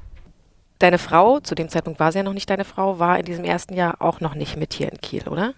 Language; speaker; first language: German; native; German